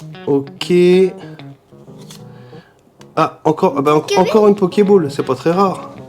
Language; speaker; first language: French; native; French